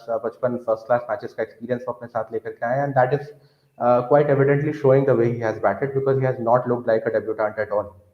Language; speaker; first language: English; non-native, local second language; Hindi